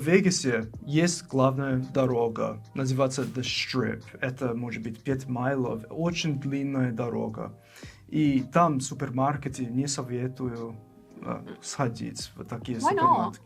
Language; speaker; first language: Russian; non-native, fluent; English